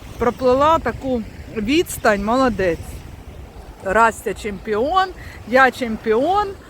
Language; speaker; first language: Ukrainian; native; Ukrainian